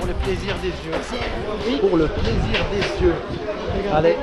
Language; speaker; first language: French; native; French